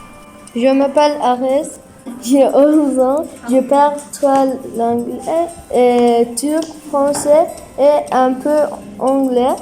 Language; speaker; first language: French; non-native, local second language; Turkish